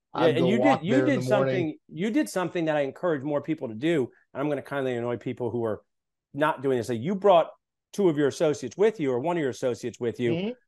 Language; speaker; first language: English; native; English